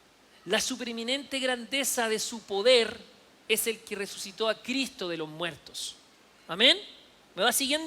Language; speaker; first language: Spanish; native; Spanish